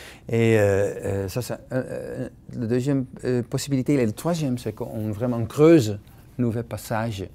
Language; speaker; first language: French; non-native, fluent; Dutch